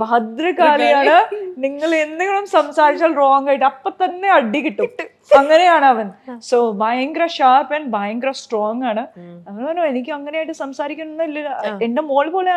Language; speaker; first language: Malayalam; non-native, local second language; Punjabi